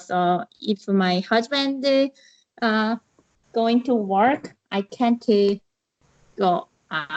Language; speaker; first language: English; non-native, learner; Korean